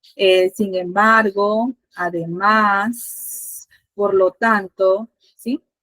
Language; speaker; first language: Spanish; native; Spanish